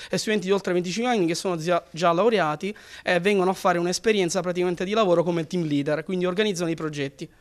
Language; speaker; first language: Italian; native; Italian